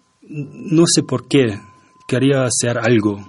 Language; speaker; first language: Spanish; non-native, fluent; German